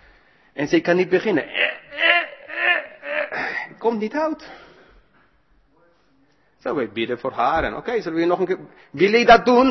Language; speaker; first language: Dutch; non-native, fluent; English